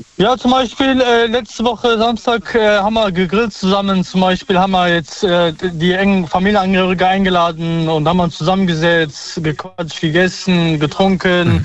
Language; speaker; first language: German; early bilingual, other home language; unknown